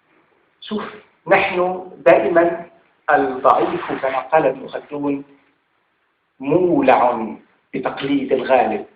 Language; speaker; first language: Arabic; native; Arabic